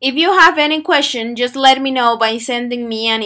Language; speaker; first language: English; non-native, fluent; Spanish